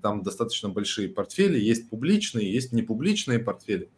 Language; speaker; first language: Russian; native; Russian